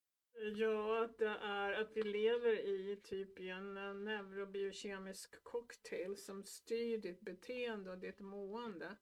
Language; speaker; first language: Swedish; native; Swedish